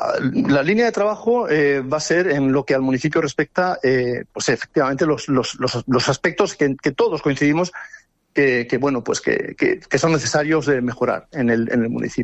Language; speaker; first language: Spanish; native; Spanish